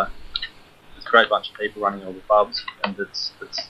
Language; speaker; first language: English; native; English